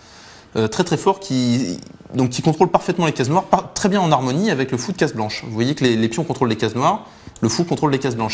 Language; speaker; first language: French; native; French